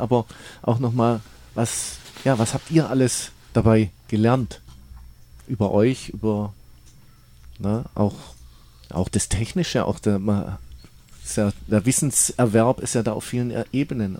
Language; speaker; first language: German; native; German